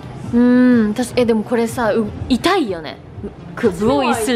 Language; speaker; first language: Japanese; native; Japanese